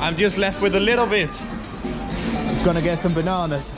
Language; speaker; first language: English; non-native, fluent; Danish